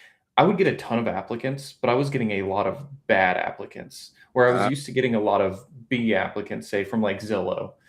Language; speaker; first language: English; native; English